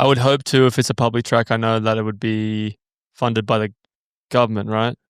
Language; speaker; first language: English; native; English